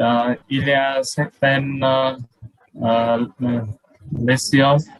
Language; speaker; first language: French; non-native, learner; Vietnamese